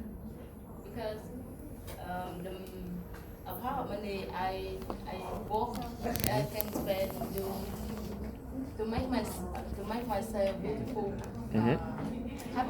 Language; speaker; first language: English; non-native, learner; Vietnamese